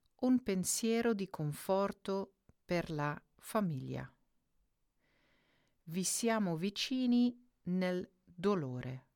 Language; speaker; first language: Italian; non-native, fluent; Dutch